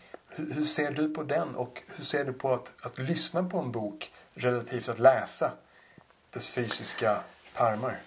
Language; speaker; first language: Swedish; native; Swedish